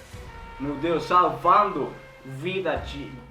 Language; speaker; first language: Portuguese; non-native, fluent; Swedish